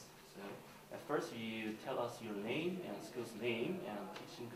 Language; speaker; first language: English; non-native, learner; Korean